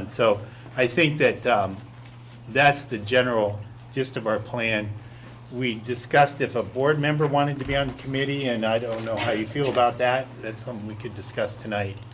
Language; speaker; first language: English; native; English